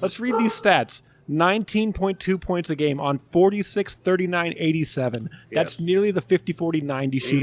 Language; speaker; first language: English; native; English